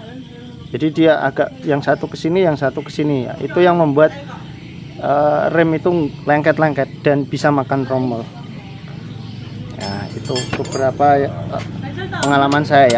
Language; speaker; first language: Indonesian; native; Indonesian